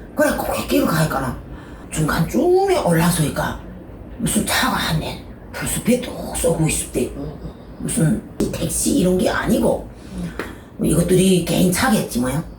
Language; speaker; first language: Korean; native; Korean